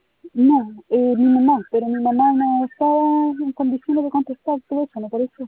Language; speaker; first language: Spanish; native; Spanish